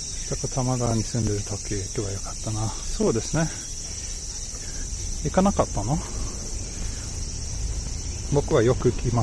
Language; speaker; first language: Japanese; non-native, learner; English